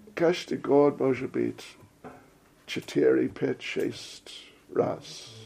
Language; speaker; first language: Russian; non-native, learner; English